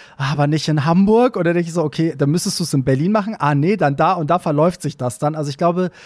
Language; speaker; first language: German; native; German